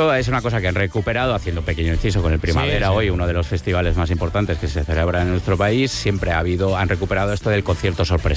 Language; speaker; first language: Spanish; native; Spanish